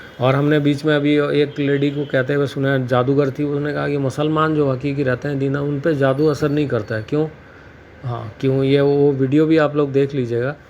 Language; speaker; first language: Urdu; native; Urdu